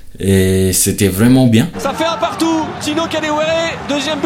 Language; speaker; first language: French; non-native, learner; Shona